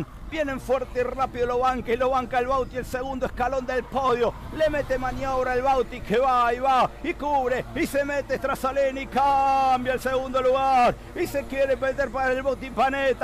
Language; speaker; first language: Spanish; native; Spanish